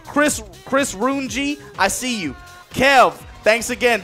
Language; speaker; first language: English; native; English